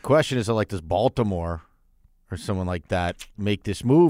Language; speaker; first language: English; native; English